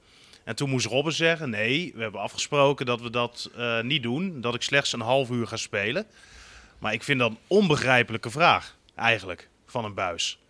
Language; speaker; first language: Dutch; native; Dutch